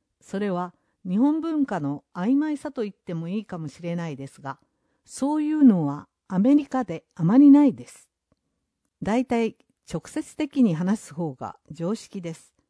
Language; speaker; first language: Japanese; non-native, fluent; English